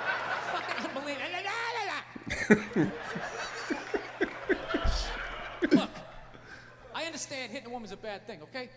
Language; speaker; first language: English; native; English